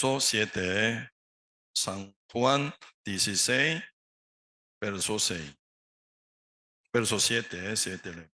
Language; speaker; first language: Spanish; non-native, learner; Korean